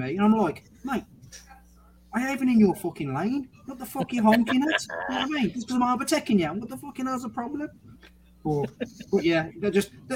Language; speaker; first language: English; native; English